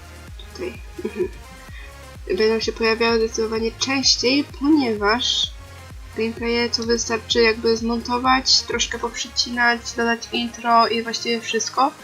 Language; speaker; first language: Polish; native; Polish